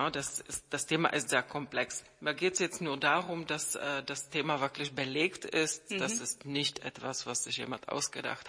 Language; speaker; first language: German; non-native, fluent; Czech